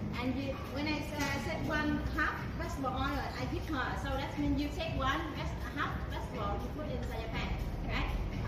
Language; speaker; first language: English; non-native, learner; Vietnamese